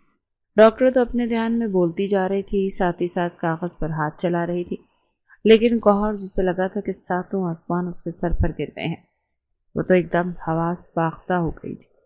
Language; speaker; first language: Urdu; native; Urdu